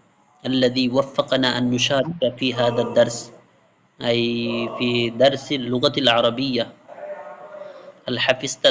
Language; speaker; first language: Arabic; non-native, fluent; Bangla